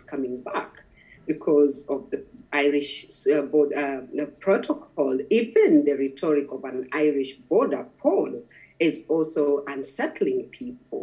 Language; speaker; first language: English; non-native, local second language; Masai